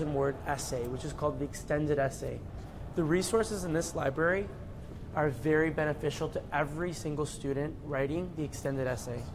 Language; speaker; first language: English; native; English